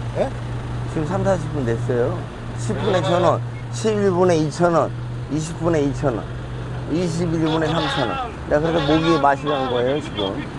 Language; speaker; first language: Korean; native; Korean